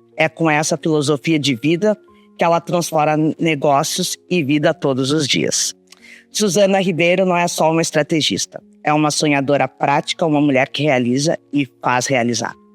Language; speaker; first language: Portuguese; native; Portuguese